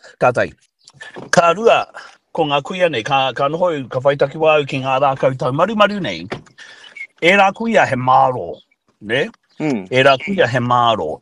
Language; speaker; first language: Māori; non-native, local second language; English